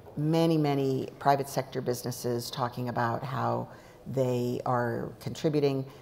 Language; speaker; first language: English; native; English